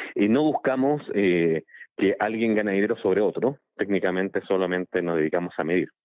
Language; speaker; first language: Spanish; native; Spanish